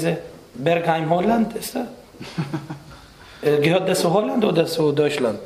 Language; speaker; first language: German; non-native, fluent; Arabic